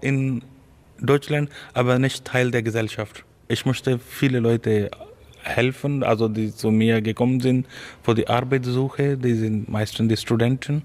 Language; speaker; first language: German; non-native, learner; Urdu